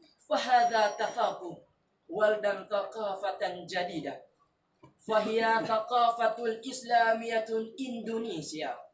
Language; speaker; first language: Arabic; non-native, learner; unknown